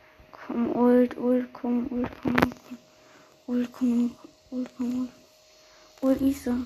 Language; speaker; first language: German; native; German